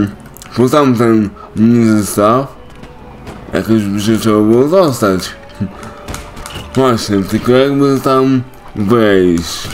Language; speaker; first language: Polish; native; Polish